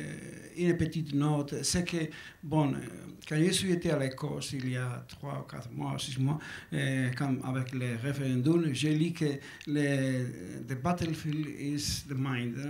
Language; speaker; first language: French; non-native, learner; Basque